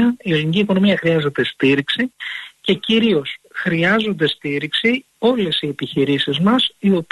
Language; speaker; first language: Greek; native; Greek